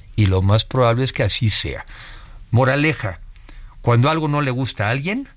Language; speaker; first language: Spanish; native; Spanish